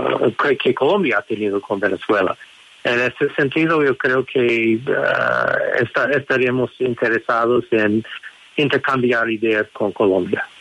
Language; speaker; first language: Spanish; non-native, fluent; English